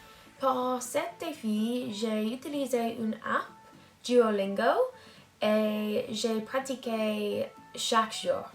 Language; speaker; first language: French; non-native, learner; English